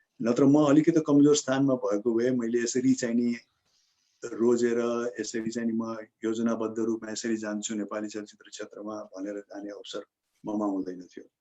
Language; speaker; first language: Nepali; native; Nepali